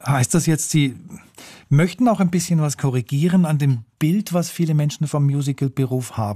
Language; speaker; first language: German; native; German